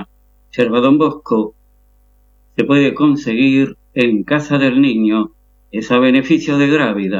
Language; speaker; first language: Spanish; native; Spanish